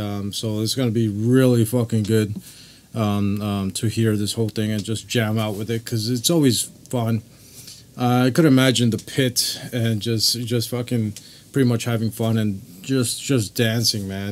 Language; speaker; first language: English; native; English